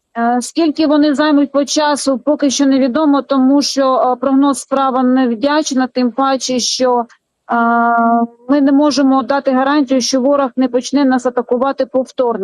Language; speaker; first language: Ukrainian; native; Ukrainian